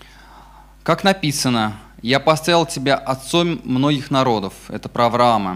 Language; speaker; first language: Russian; native; Russian